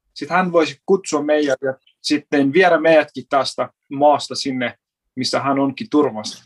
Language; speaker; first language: Finnish; non-native, fluent; Persian